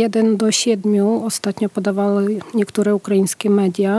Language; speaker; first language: Polish; non-native, fluent; Ukrainian